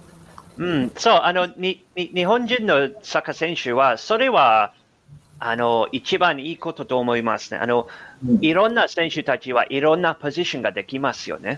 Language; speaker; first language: Japanese; non-native, learner; English